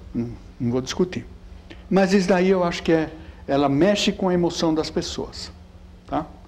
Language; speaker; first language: Portuguese; early bilingual, other home language; Italian